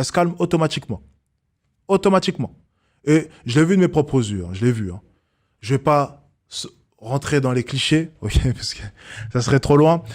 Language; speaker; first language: French; native; French